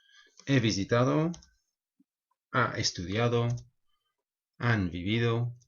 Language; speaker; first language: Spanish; non-native, fluent; English